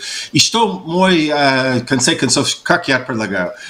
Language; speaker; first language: Russian; non-native, fluent; English